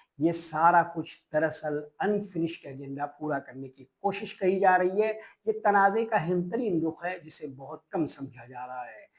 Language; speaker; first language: Urdu; native; Urdu